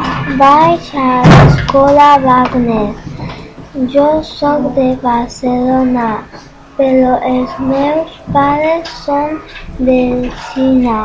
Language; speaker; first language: Catalan; early bilingual, other home language; Chinese